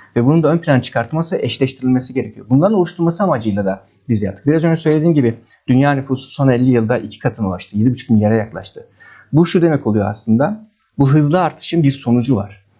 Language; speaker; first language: Turkish; native; Turkish